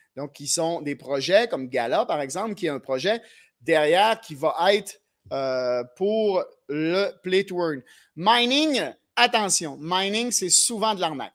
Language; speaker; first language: French; native; French